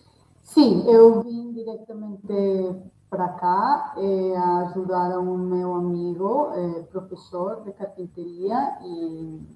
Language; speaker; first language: Portuguese; non-native, learner; Spanish